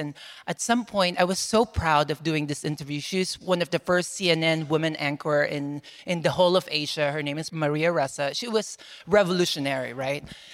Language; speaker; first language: English; non-native, local second language; Filipino